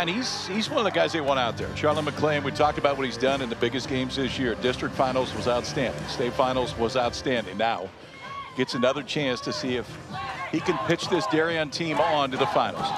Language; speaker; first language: English; native; English